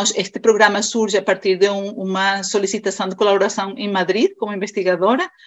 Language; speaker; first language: Portuguese; non-native, fluent; Spanish